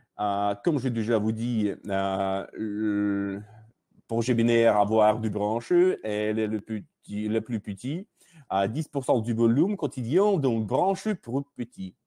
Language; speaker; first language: French; non-native, learner; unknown